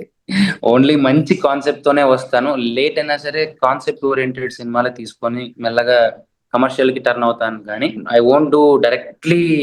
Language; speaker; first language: Telugu; native; Telugu